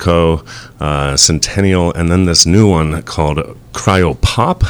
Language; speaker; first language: English; native; English